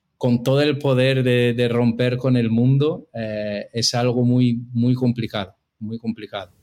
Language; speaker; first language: Spanish; non-native, fluent; Portuguese